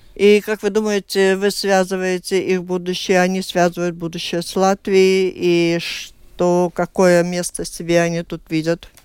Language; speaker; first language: Russian; native; Russian